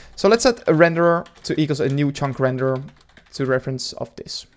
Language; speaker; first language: English; non-native, fluent; Dutch